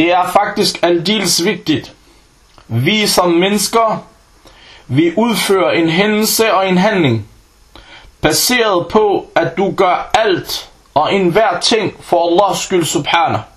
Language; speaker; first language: Danish; early bilingual, other home language; Arabic